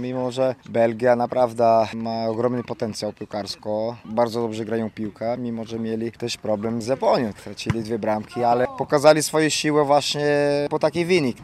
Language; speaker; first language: Polish; non-native, fluent; Portuguese